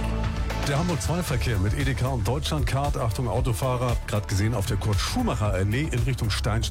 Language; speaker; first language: German; native; German